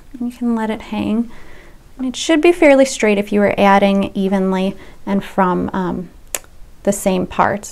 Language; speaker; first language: English; native; English